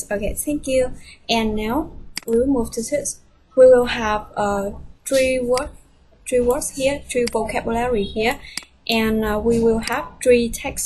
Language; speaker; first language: English; non-native, fluent; Vietnamese